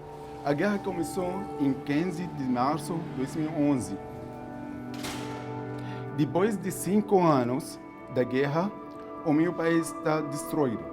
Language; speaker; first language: Portuguese; non-native, fluent; Arabic